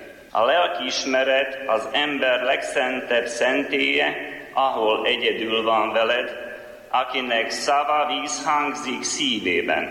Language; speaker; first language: Hungarian; native; Hungarian